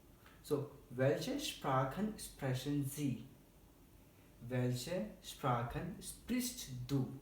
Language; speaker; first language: German; non-native, learner; Hindi